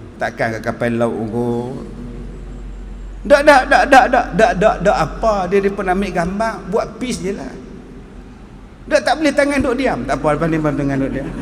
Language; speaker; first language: Malay; native; Malay